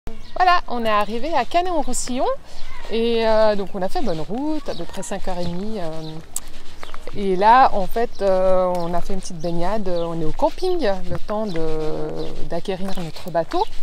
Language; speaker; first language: French; native; French